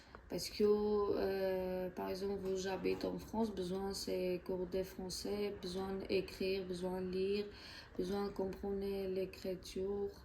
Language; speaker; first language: French; non-native, learner; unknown